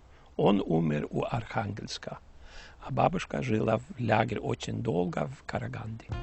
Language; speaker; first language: Russian; early bilingual, heritage; Russian